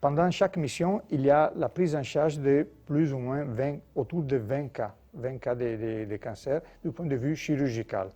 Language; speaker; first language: French; non-native, fluent; Italian